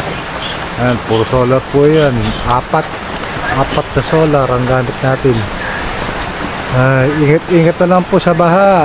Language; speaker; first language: Filipino; native; Filipino